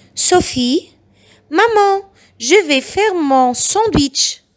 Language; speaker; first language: French; non-native, fluent; Arabic